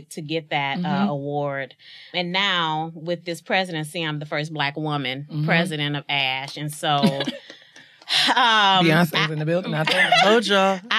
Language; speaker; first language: English; native; English